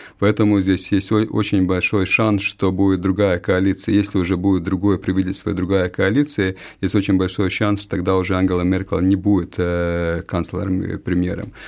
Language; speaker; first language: Russian; non-native, local second language; Latvian